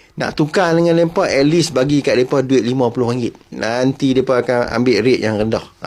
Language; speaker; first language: Malay; native; Malay